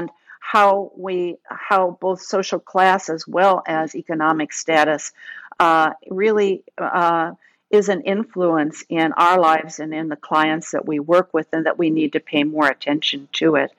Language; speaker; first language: English; native; English